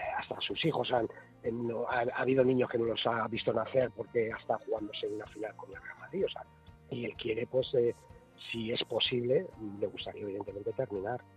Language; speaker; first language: Spanish; native; Spanish